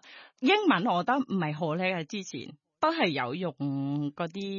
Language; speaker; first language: Cantonese; non-native, learner; Thai